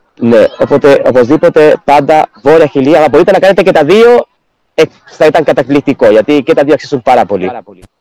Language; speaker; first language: Greek; non-native, fluent; Spanish